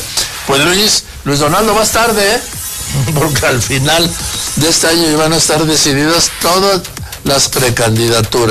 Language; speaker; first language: Spanish; native; Spanish